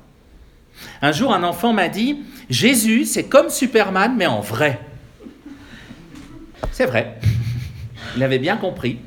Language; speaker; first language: French; native; French